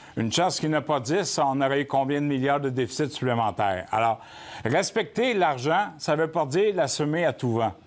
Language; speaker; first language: French; native; French